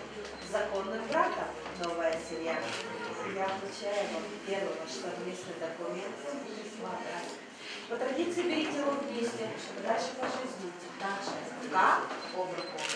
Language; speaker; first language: Russian; native; Russian